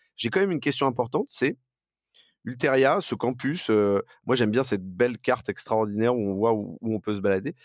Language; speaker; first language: French; native; French